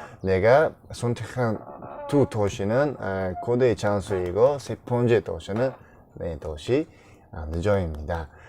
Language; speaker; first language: Korean; non-native, learner; Uzbek